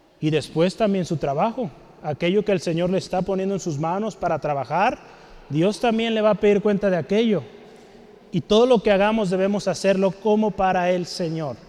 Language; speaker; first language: Spanish; native; Spanish